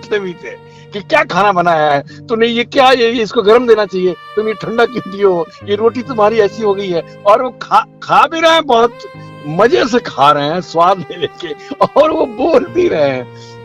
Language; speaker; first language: Hindi; native; Hindi